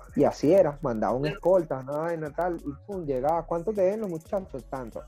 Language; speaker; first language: Spanish; native; Spanish